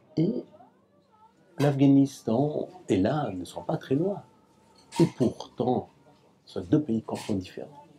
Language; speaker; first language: French; non-native, fluent; Persian